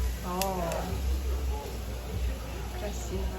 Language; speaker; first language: Russian; early bilingual, heritage; English